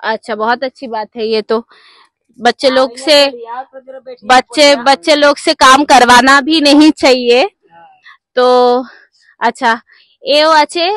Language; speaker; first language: Hindi; non-native, local second language; Bangla